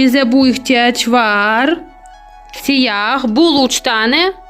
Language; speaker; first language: Turkish; non-native, learner; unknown